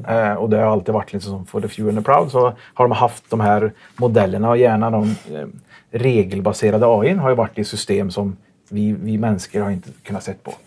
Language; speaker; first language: Swedish; native; Swedish